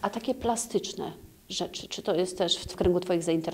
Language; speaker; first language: Polish; native; Polish